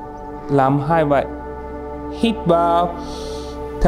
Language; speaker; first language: Vietnamese; non-native, learner; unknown